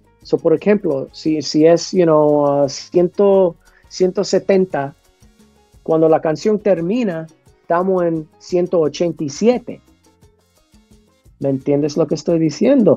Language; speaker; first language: Spanish; early bilingual, heritage; English